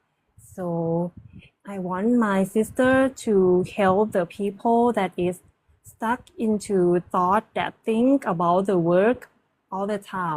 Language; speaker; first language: English; non-native, learner; Thai